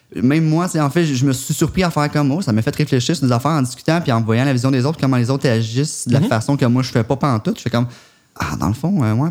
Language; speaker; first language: French; native; French